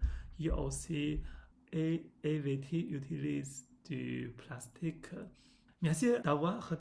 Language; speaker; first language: French; non-native, learner; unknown